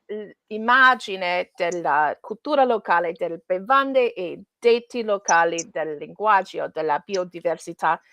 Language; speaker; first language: Italian; non-native, learner; English